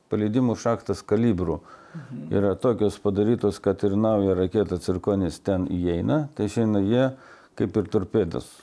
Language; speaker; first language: Lithuanian; non-native, local second language; Russian